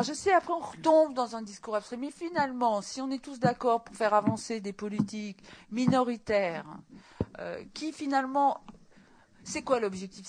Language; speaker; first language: French; native; French